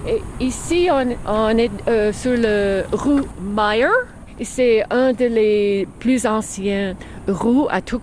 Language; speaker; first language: French; non-native, fluent; English